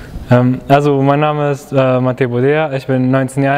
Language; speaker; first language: German; non-native, fluent; Romanian